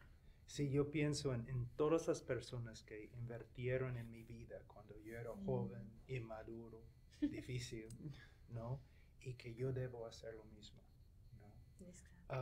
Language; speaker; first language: Spanish; non-native, fluent; English